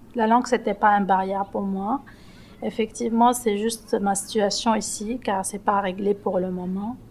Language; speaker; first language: French; non-native, local second language; Arabic